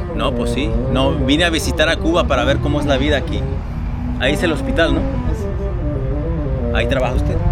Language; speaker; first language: Spanish; early bilingual, heritage; Spanish